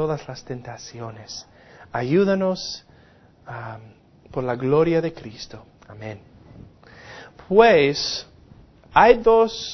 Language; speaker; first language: Spanish; non-native, fluent; English